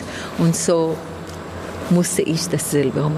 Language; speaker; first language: German; non-native, fluent; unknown